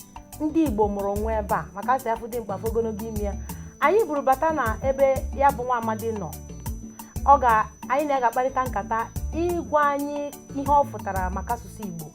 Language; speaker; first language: Igbo; native; Igbo